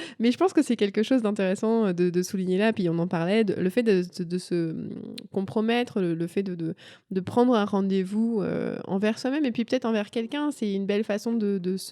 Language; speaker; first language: French; native; French